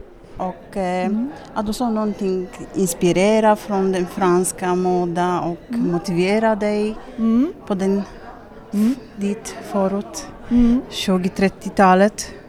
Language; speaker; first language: Swedish; non-native, learner; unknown